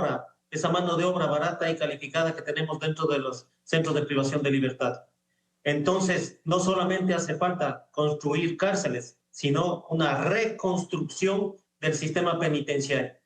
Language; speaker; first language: Spanish; native; Spanish